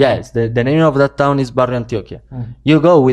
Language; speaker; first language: English; non-native, learner; Spanish